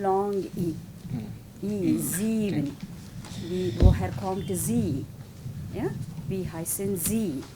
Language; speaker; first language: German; non-native, fluent; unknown